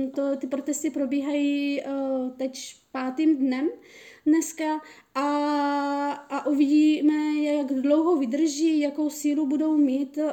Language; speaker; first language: Czech; early bilingual, other home language; Persian